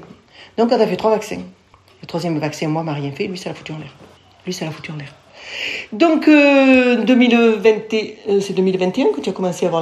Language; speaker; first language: French; native; French